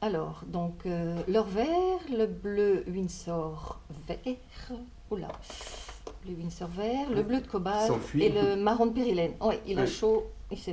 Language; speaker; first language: French; native; French